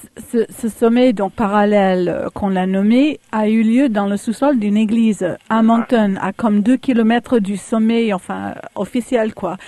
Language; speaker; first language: French; early bilingual, other home language; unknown